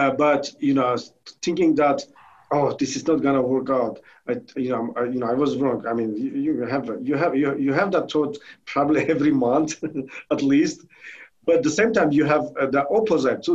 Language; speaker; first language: English; non-native, fluent; Armenian